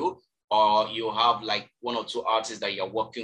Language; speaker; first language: English; non-native, local second language; Yoruba